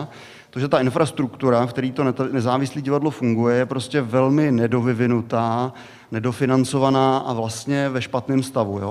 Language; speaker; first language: Czech; native; Czech